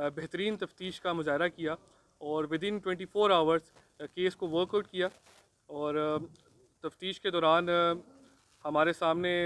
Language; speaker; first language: Urdu; non-native, local second language; Pashto